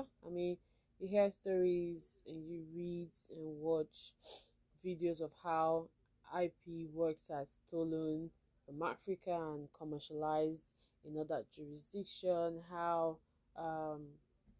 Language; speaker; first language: English; non-native, local second language; Igbo